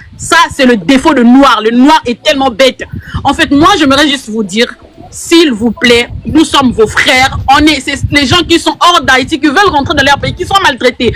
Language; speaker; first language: French; non-native, local second language; Lingala